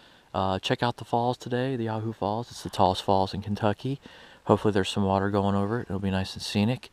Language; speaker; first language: English; native; English